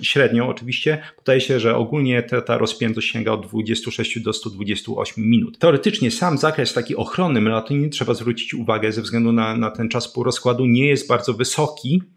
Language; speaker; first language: Polish; native; Polish